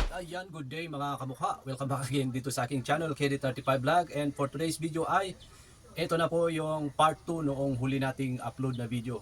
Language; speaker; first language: Filipino; native; Filipino